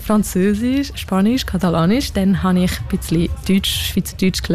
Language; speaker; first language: German; non-native, local second language; French